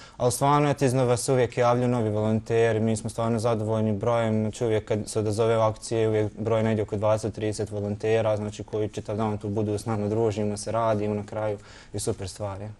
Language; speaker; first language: Croatian; native; Croatian